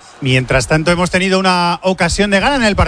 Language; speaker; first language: Spanish; native; Spanish